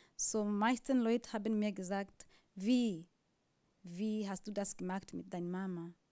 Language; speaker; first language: German; non-native, learner; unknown